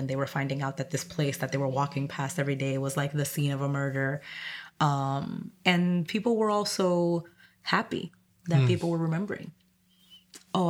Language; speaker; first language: English; non-native, fluent; Spanish